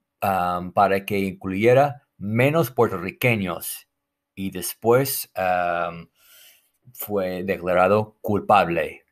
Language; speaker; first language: Spanish; non-native, fluent; English